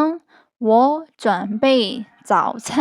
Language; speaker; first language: Chinese; non-native, fluent; Burmese